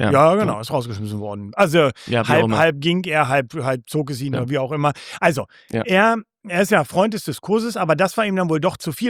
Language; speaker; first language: German; native; German